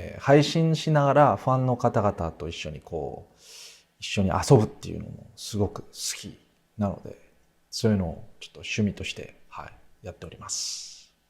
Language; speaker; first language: Japanese; non-native, fluent; Korean